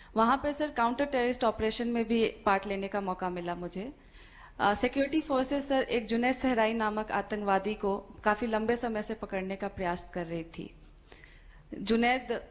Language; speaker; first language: Hindi; native; Hindi